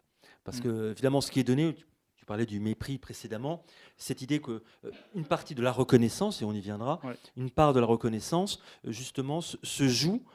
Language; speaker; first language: French; native; French